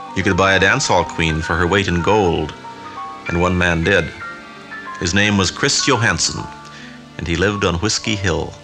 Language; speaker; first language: English; native; English